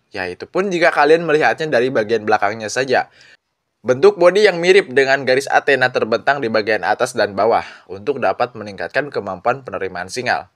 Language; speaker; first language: Indonesian; non-native, local second language; Sundanese